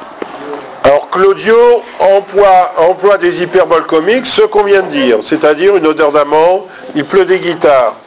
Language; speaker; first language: French; native; French